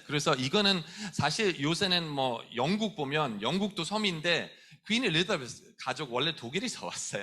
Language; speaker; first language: Korean; non-native, fluent; German